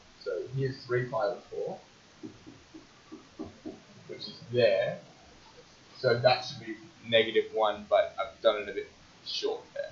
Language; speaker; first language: English; native; English